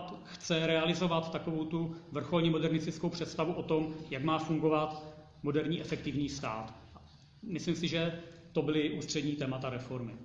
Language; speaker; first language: Czech; native; Czech